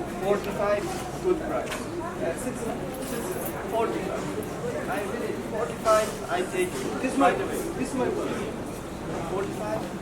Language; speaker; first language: English; non-native, learner; Persian